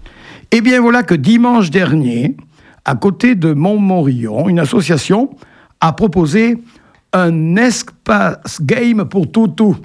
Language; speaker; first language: French; native; French